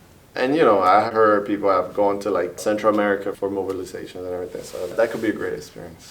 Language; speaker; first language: English; early bilingual, other home language; Spanish